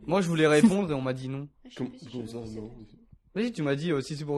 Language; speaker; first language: French; native; French